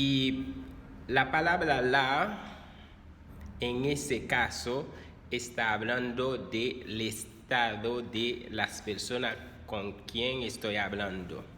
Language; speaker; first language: Spanish; non-native, fluent; Haitian Creole